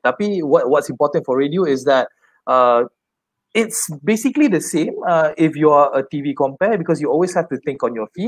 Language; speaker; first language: English; non-native, local second language; Malay